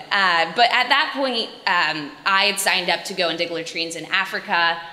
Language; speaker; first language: English; native; English